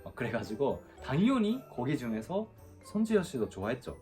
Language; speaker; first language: Korean; non-native, fluent; Japanese